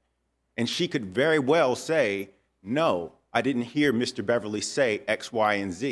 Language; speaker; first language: English; native; English